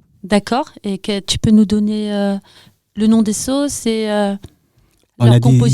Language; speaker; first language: French; native; French